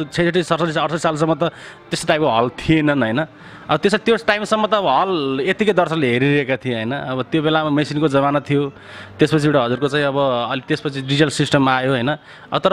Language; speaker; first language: Nepali; native; Nepali